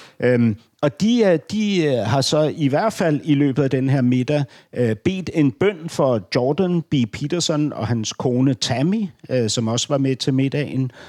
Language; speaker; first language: Danish; native; Danish